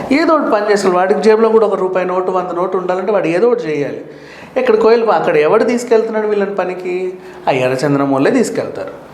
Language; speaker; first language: Telugu; native; Telugu